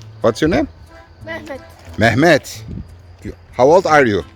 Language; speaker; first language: English; non-native, learner; Turkish